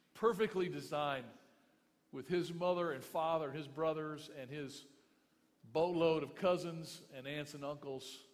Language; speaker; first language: English; native; English